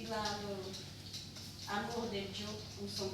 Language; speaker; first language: French; non-native, learner; Portuguese